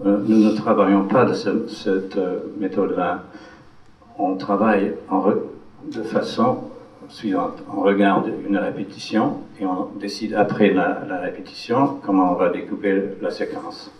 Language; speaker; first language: French; non-native, fluent; English